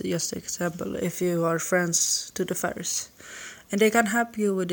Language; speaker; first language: English; non-native, learner; Swedish